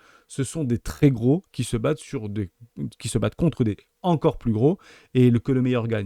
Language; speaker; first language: French; native; French